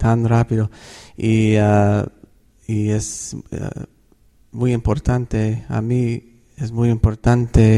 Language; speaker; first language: Spanish; non-native, fluent; English